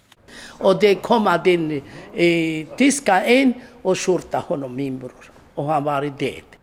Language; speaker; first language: Swedish; non-native, learner; Romany